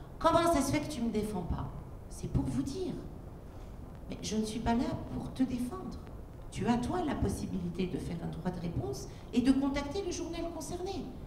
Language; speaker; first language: French; native; French